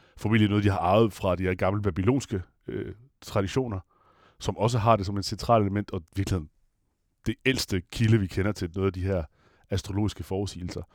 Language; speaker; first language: Danish; non-native, fluent; Italian